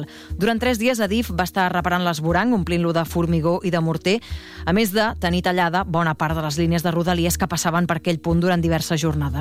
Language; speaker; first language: Catalan; native; Catalan